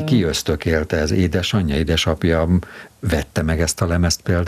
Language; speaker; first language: Hungarian; native; Hungarian